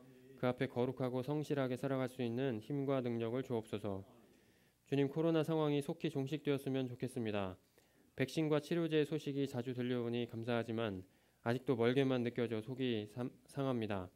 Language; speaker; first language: Korean; native; Korean